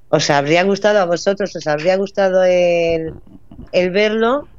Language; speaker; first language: Spanish; native; Spanish